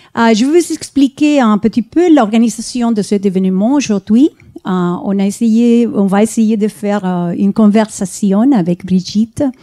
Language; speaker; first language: French; non-native, fluent; Spanish